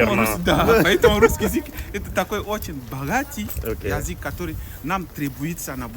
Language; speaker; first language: Russian; non-native, fluent; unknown